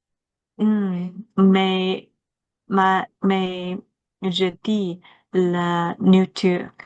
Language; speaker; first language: French; non-native, learner; Chinese